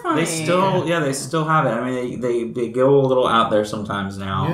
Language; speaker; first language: English; native; English